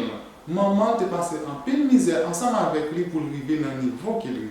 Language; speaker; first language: French; non-native, learner; Haitian Creole